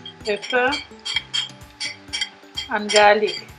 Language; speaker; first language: English; non-native, fluent; French